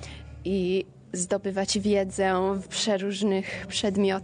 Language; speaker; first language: Polish; early bilingual, heritage; Polish